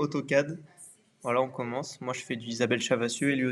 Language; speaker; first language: French; native; French